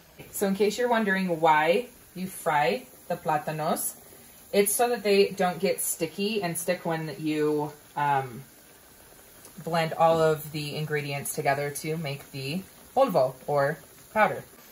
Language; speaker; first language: English; native; English